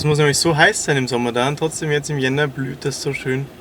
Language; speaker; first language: German; native; German